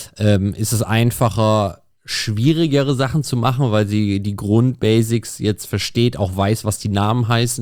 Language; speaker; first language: German; native; German